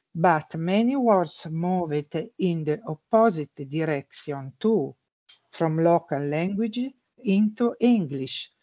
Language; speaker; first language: English; non-native, learner; Italian